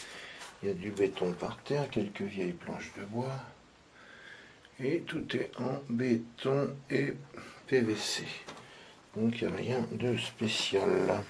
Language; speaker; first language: French; native; French